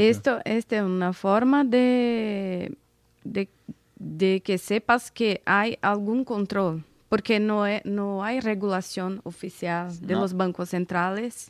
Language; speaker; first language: Spanish; non-native, fluent; Portuguese